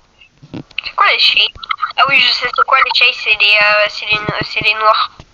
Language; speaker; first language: French; native; French